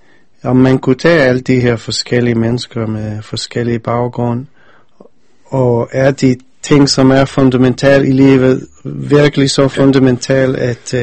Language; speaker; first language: Danish; non-native, fluent; English